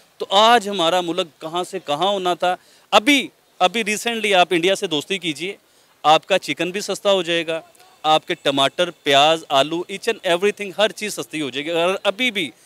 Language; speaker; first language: Urdu; non-native, local second language; Punjabi